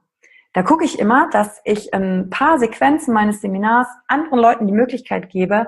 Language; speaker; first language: German; native; German